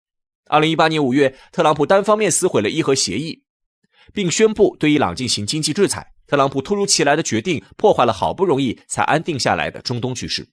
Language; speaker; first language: Chinese; native; Chinese